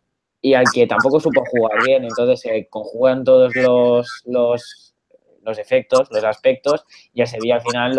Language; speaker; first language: Spanish; native; Spanish